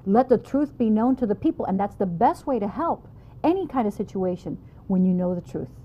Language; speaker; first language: English; native; English